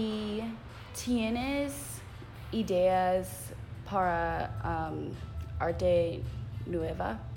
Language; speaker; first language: Spanish; non-native, learner; English